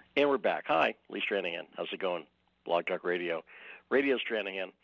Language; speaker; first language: English; native; English